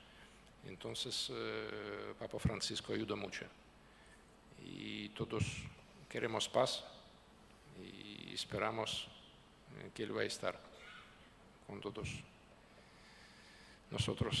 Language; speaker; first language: Spanish; non-native, learner; Ukrainian